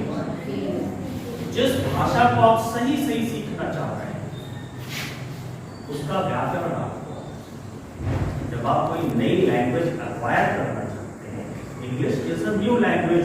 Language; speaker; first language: Hindi; native; Hindi